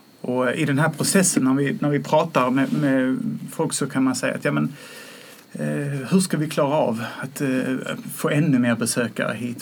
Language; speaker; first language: Swedish; native; Swedish